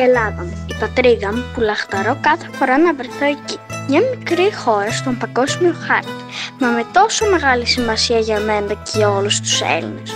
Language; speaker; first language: Greek; early bilingual, heritage; Greek